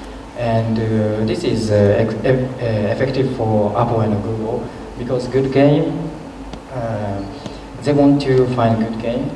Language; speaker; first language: English; non-native, learner; Japanese